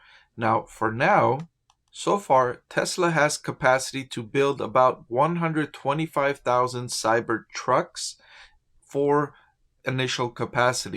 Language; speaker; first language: English; native; English